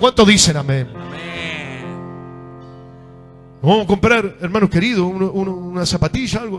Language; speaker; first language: Spanish; native; Spanish